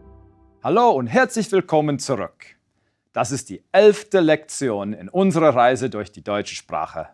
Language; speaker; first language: German; non-native, fluent; English